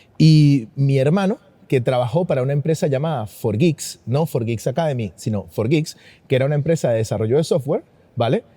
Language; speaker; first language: Spanish; native; Spanish